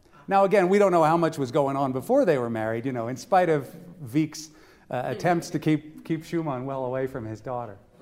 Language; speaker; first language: English; native; English